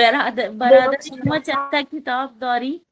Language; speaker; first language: Persian; non-native, learner; Urdu